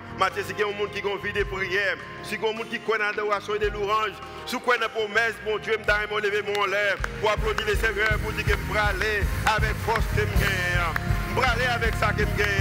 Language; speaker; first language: French; non-native, local second language; Haitian Creole